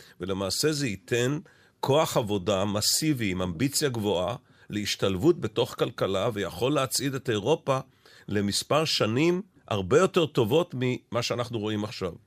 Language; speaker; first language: Hebrew; native; Hebrew